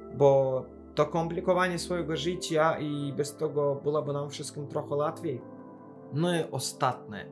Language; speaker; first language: Polish; non-native, fluent; Azerbaijani